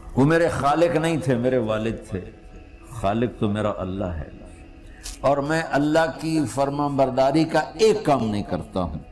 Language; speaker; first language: Urdu; non-native, local second language; Punjabi